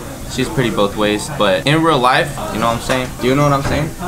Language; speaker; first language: English; native; English